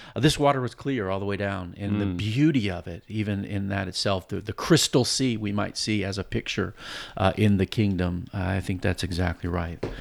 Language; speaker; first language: English; native; English